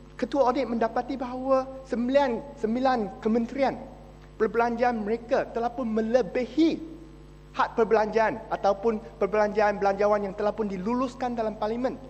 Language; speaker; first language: Malay; non-native, local second language; Chinese